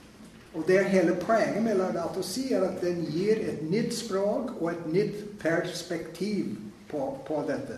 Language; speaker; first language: Norwegian; non-native, fluent; English